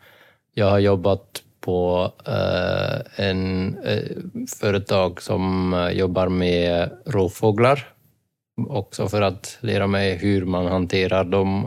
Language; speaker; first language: Swedish; non-native, fluent; Dutch